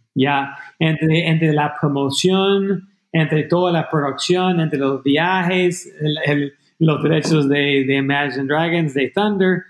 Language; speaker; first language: Spanish; non-native, fluent; English